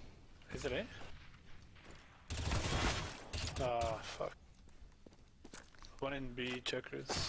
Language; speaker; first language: English; non-native, learner; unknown